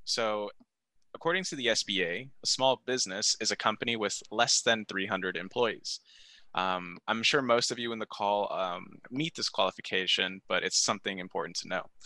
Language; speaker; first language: English; early bilingual, other home language; Spanish